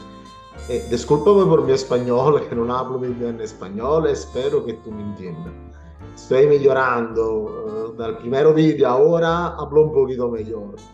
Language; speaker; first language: Spanish; non-native, learner; Italian